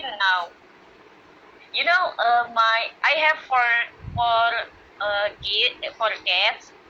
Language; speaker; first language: English; non-native, learner; Indonesian